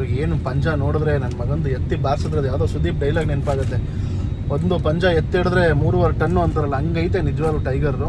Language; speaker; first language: Kannada; native; Kannada